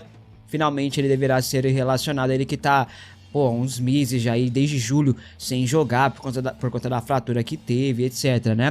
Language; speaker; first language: Portuguese; native; Portuguese